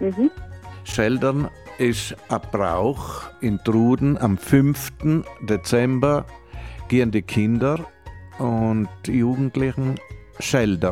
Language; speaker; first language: German; native; German